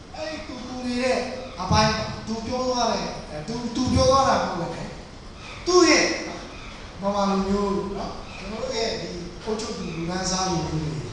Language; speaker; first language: Burmese; non-native, local second language; Tedim Chin